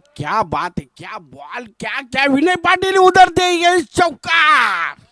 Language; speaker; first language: Hindi; non-native, local second language; Marathi